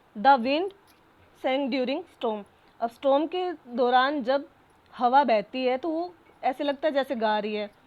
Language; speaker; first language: Hindi; native; Hindi